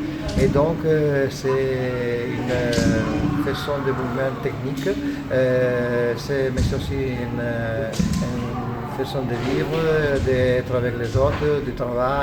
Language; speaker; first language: French; non-native, fluent; Italian